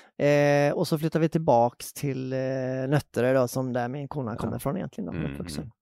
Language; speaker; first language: Swedish; native; Swedish